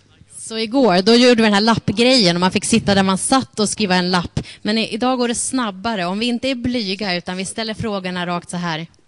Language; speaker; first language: Swedish; native; Swedish